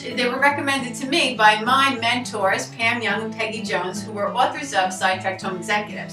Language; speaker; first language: English; native; English